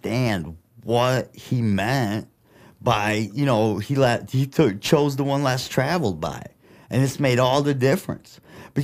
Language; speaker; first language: English; early bilingual, other home language; Russian